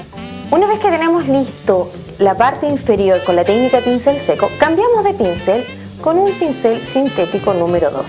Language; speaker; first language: Spanish; native; Spanish